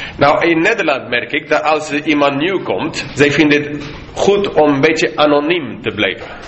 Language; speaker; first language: Dutch; non-native, fluent; English